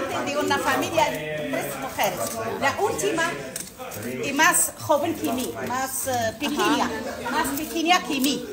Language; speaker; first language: Spanish; non-native, learner; Arabic